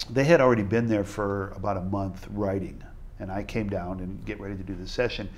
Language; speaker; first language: English; native; English